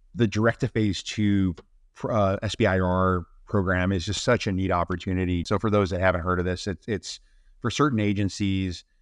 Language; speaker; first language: English; native; English